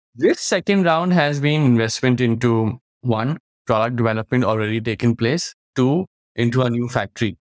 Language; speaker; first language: English; non-native, local second language; Hindi